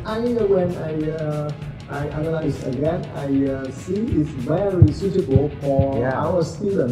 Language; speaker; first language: English; non-native, learner; Vietnamese